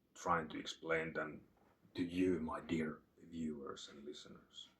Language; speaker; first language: English; non-native, fluent; Finnish